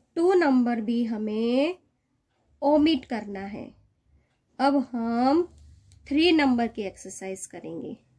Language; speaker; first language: Hindi; non-native, local second language; Gujarati